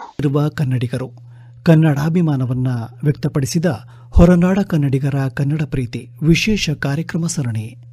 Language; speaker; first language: Kannada; native; Kannada